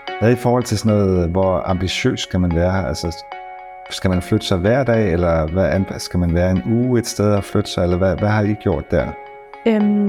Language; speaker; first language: Danish; native; Danish